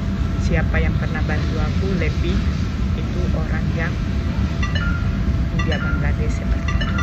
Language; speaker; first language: Indonesian; non-native, fluent; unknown